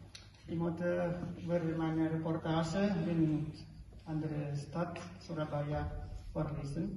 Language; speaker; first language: Dutch; non-native, learner; Indonesian